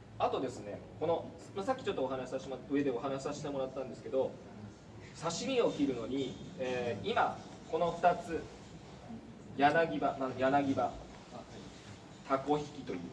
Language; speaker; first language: Japanese; native; Japanese